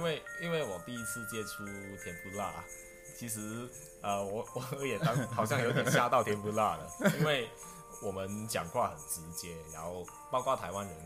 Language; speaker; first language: Chinese; non-native, local second language; Cantonese